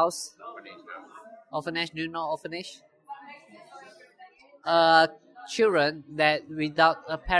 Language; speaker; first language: English; non-native, fluent; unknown